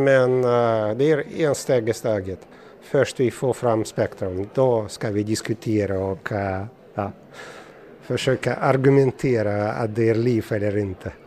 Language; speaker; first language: Swedish; non-native, fluent; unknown